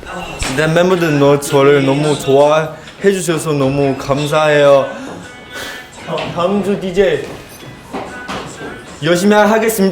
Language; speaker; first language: Korean; non-native, learner; Chinese